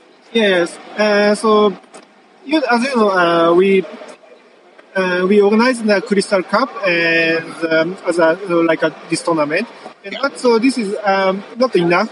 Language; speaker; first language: English; non-native, learner; Japanese